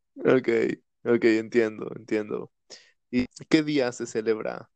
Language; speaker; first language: Spanish; native; Spanish